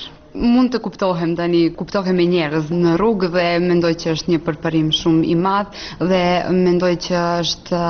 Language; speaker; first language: Albanian; non-native, fluent; Serbian